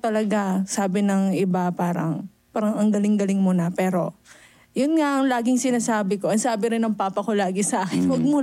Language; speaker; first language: Filipino; native; Filipino